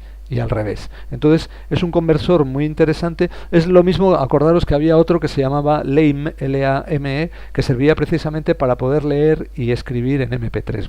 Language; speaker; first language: Spanish; native; Spanish